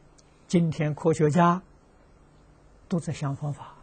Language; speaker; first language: Chinese; native; Chinese